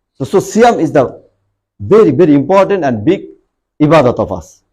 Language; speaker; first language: English; non-native, local second language; Bangla